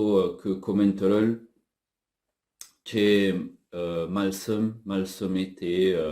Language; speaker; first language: Korean; non-native, learner; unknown